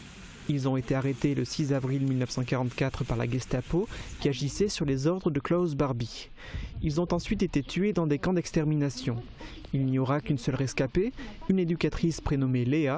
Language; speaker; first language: French; native; French